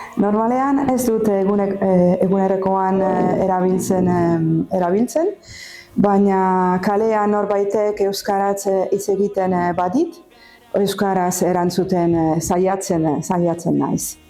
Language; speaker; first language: Basque; non-native, learner; Italian